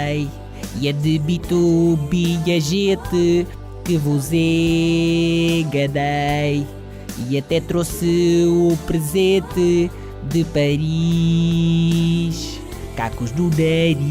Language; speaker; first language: Portuguese; native; Portuguese